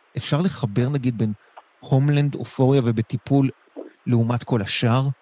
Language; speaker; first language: Hebrew; native; Hebrew